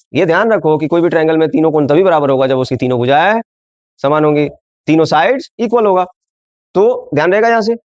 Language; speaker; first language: Hindi; non-native, local second language; Bangla